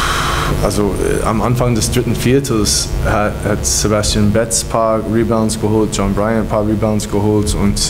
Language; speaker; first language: German; non-native, fluent; English